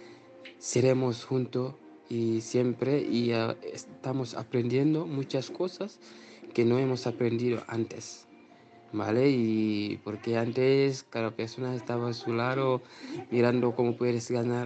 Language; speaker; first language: Spanish; non-native, learner; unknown